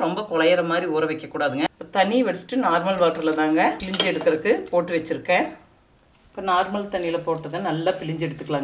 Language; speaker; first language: Tamil; native; Tamil